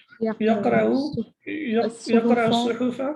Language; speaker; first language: Arabic; non-native, fluent; English